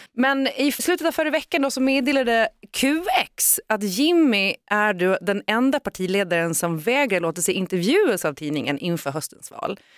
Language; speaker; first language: Swedish; native; Swedish